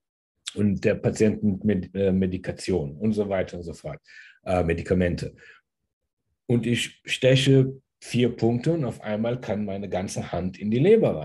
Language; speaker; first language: German; early bilingual, heritage; German